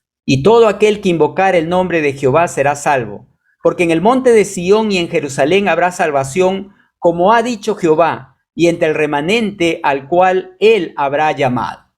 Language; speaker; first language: Spanish; native; Spanish